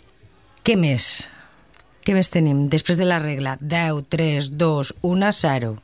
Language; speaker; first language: Catalan; native; Catalan